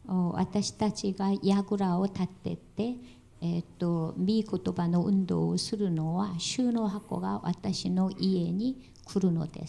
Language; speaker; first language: Japanese; non-native, fluent; Korean